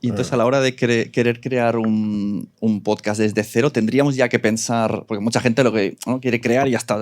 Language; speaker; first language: Spanish; native; Spanish